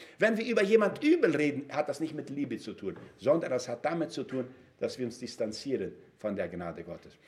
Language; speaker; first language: German; non-native, fluent; Portuguese